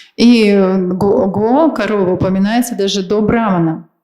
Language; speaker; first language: Russian; native; Russian